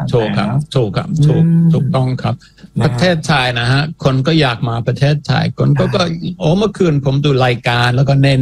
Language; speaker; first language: Thai; non-native, fluent; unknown